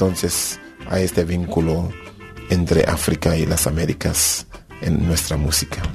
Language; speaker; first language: Spanish; non-native, fluent; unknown